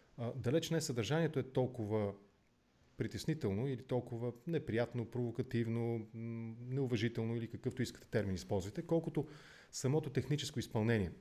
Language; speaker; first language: Bulgarian; native; Bulgarian